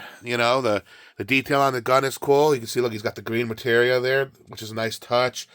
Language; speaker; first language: English; native; English